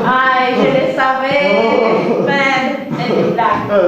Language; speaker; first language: French; non-native, learner; Spanish